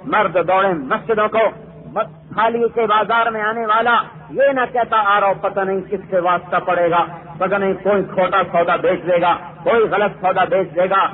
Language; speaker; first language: Urdu; non-native, local second language; Punjabi